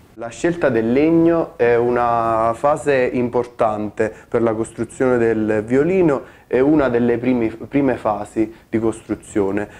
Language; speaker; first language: Italian; native; Italian